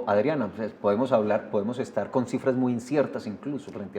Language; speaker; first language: Spanish; native; Spanish